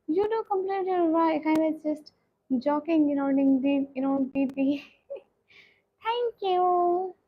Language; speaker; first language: English; non-native, learner; Punjabi